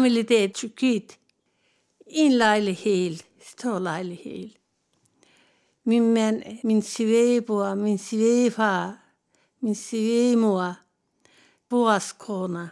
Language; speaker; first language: Danish; non-native, learner; Turkish